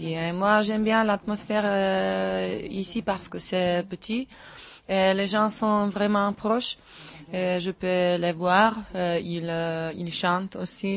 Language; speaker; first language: French; non-native, learner; Czech